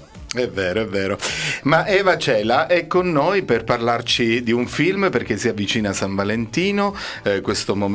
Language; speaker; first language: Italian; native; Italian